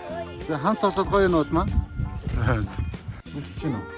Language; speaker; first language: Mongolian; native; Mongolian